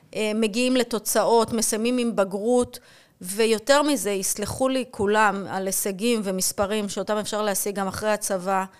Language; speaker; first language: Hebrew; native; Hebrew